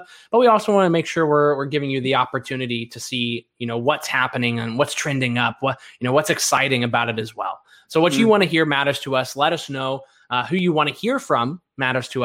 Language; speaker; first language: English; native; English